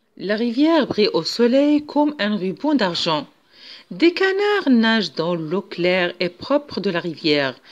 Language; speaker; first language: French; non-native, local second language; Arabic